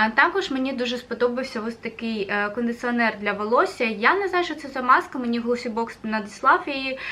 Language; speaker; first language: Ukrainian; native; Ukrainian